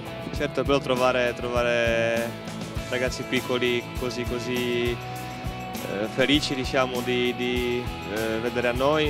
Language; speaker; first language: Italian; non-native, fluent; Czech